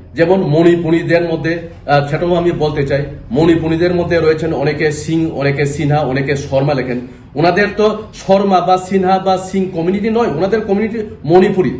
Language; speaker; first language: Bangla; non-native, local second language; Kok Borok